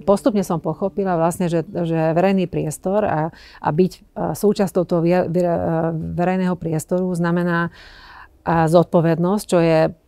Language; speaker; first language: Slovak; non-native, local second language; Hungarian